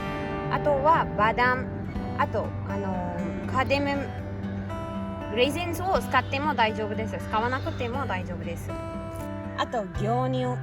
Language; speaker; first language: Japanese; non-native, fluent; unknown